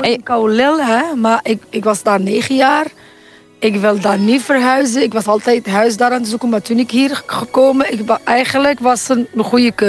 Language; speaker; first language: Dutch; non-native, learner; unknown